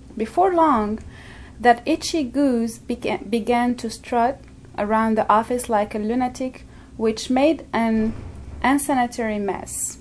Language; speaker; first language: English; non-native, fluent; Arabic